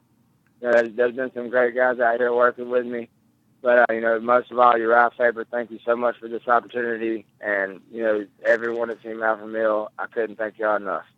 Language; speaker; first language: English; native; English